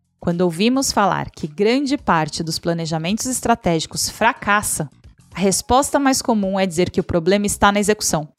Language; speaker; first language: Portuguese; native; Portuguese